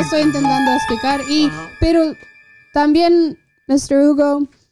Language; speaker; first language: Spanish; non-native, fluent; English